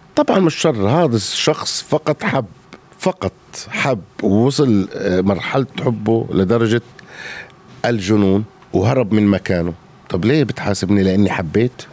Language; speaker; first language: Arabic; native; Arabic